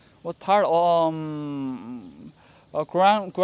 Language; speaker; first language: English; non-native, learner; Chinese